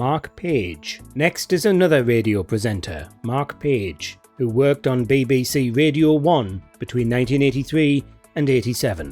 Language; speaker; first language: English; native; English